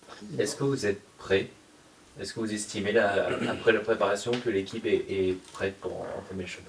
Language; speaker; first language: French; native; French